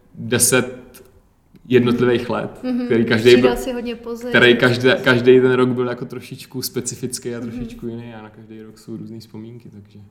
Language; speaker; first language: Czech; native; Czech